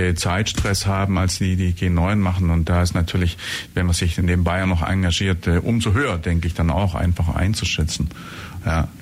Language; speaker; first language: German; native; German